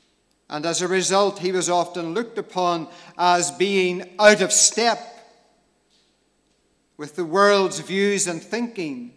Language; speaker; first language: English; native; English